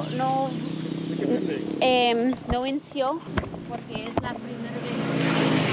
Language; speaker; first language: Spanish; non-native, learner; English